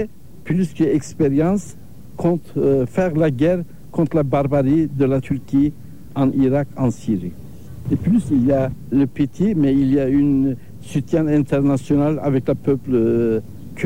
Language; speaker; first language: French; non-native, learner; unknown